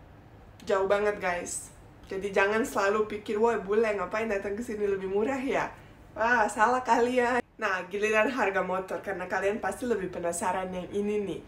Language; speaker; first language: Indonesian; non-native, fluent; Bosnian